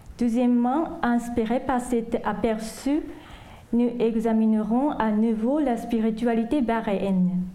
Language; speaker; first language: French; non-native, fluent; Japanese